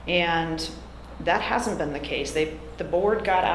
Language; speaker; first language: English; native; English